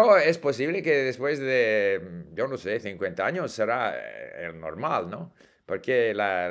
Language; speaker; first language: Spanish; non-native, fluent; English